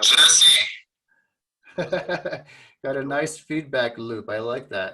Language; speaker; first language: English; native; English